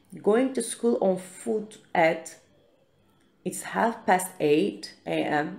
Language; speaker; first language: English; non-native, fluent; Turkish